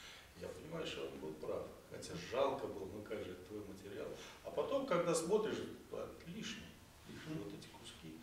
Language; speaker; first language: Russian; native; Russian